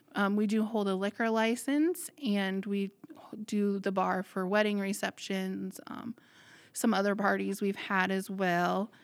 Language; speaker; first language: English; native; English